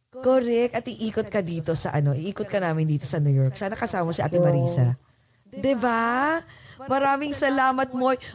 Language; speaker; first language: Filipino; native; Filipino